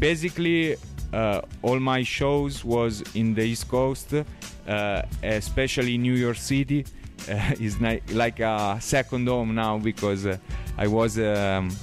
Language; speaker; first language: English; non-native, learner; Italian